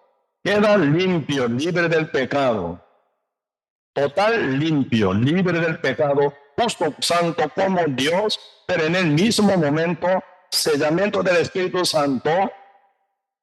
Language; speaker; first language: Spanish; non-native, learner; Korean